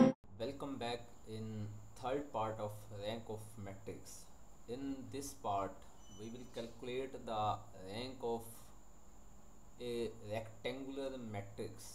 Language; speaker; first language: English; non-native, local second language; Hindi